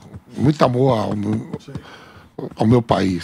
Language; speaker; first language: Portuguese; native; Portuguese